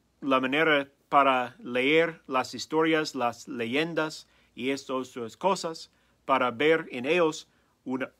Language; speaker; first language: Spanish; non-native, fluent; English